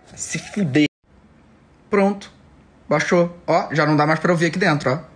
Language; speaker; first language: Portuguese; native; Portuguese